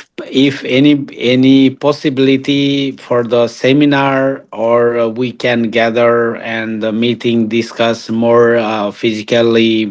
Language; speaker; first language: English; non-native, learner; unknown